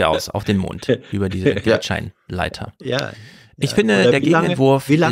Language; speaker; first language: German; native; German